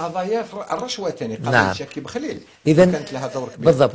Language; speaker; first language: Arabic; native; Arabic